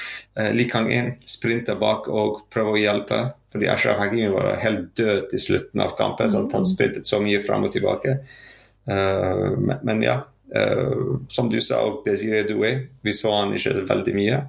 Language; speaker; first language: Norwegian; non-native, fluent; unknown